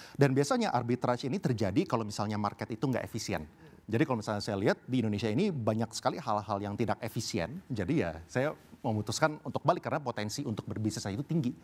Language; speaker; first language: Indonesian; early bilingual, heritage; Indonesian